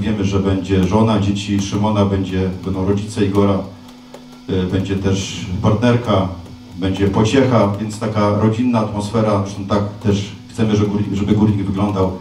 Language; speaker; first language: Polish; native; Polish